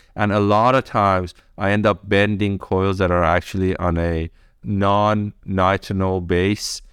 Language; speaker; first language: English; early bilingual, other home language; Persian